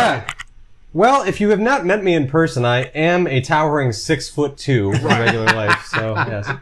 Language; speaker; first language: English; native; English